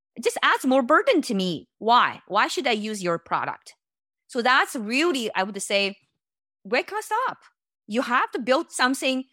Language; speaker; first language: English; non-native, fluent; Chinese